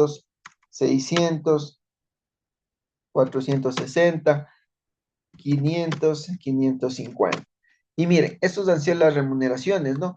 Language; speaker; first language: Spanish; native; Spanish